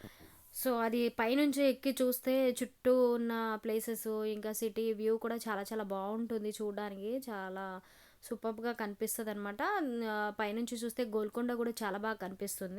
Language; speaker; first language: Telugu; native; Telugu